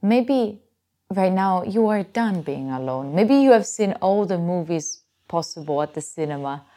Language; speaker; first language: English; non-native, fluent; Italian